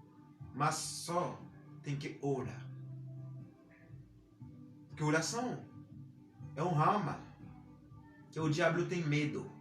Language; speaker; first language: Portuguese; non-native, learner; Haitian Creole